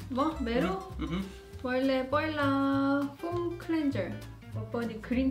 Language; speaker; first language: Nepali; non-native, fluent; Korean